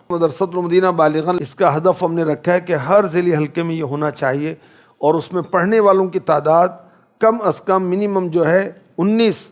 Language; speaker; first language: Urdu; native; Urdu